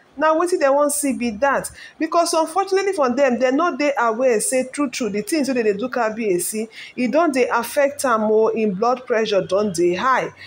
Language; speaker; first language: Nigerian Pidgin; non-native, local second language; Yoruba